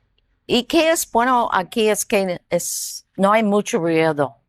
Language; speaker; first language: Spanish; non-native, learner; English